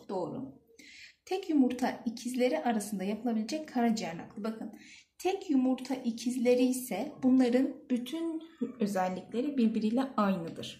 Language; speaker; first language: Turkish; native; Turkish